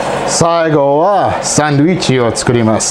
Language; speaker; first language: Japanese; non-native, learner; English